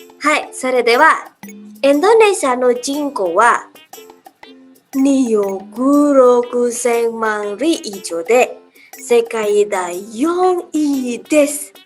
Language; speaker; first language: Japanese; non-native, learner; Indonesian